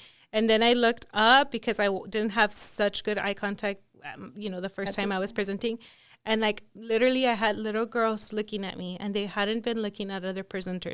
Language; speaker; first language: English; early bilingual, other home language; Spanish